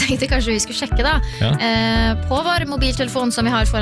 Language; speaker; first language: Norwegian; native; Norwegian